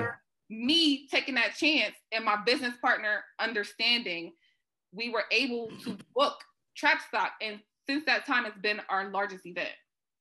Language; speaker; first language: English; native; English